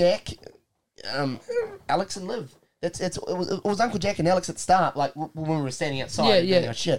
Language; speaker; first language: English; native; English